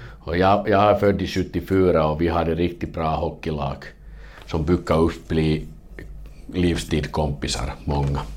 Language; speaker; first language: Swedish; non-native, local second language; Finnish